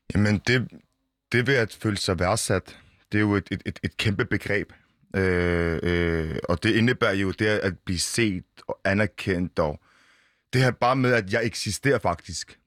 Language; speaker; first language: Danish; early bilingual, other home language; Arabic